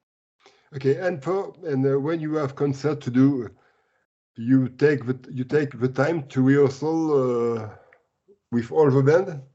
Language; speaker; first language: English; non-native, learner; French